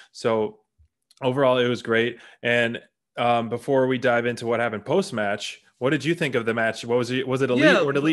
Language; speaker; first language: English; native; English